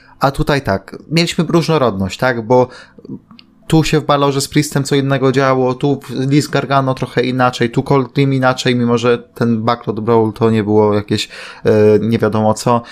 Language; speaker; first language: Polish; native; Polish